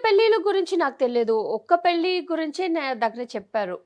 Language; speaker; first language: Telugu; non-native, fluent; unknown